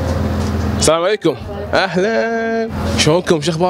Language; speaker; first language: Arabic; native; Arabic